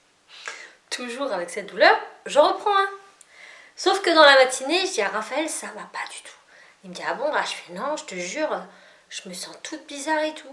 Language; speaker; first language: French; native; French